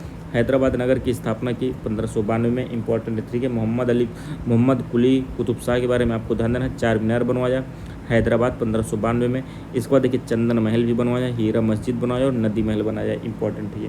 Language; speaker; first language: Hindi; native; Hindi